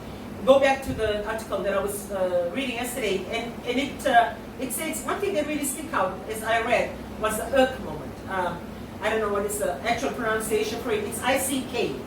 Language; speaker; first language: English; non-native, local second language; Filipino